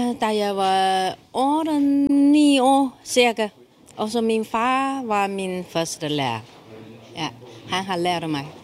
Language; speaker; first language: Danish; non-native, learner; Chinese